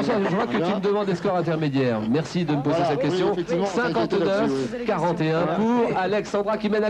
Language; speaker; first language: French; native; French